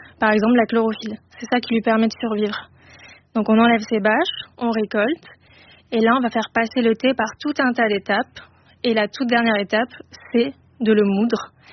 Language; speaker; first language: French; native; French